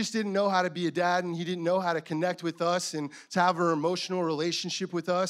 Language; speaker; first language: English; native; English